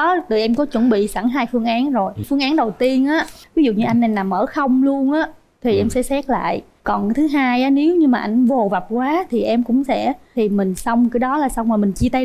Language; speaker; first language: Vietnamese; native; Vietnamese